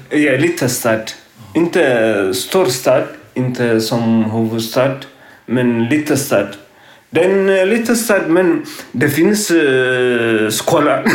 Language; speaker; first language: Swedish; non-native, learner; Tigrinya